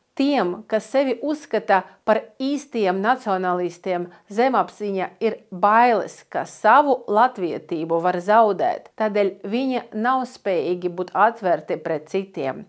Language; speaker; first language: Latvian; non-native, local second language; Russian